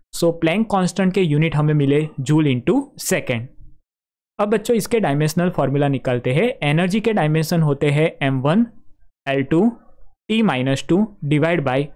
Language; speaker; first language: Hindi; non-native, local second language; Gujarati